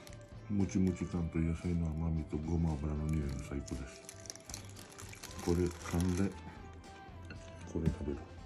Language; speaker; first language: Japanese; non-native, fluent; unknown